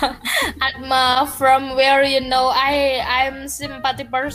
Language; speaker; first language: English; non-native, learner; Indonesian